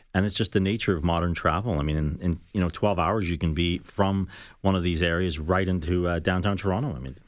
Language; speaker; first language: English; native; English